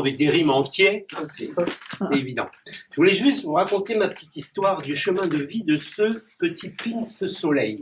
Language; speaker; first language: French; native; French